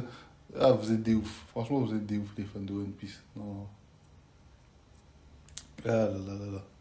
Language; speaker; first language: French; native; French